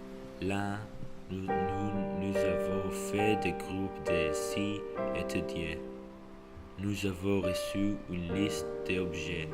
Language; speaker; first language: French; non-native, learner; English